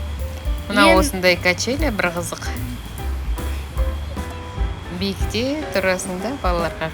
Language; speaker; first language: Kazakh; native; Kazakh